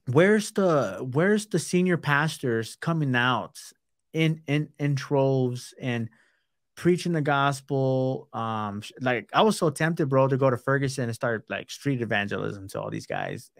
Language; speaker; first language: English; native; English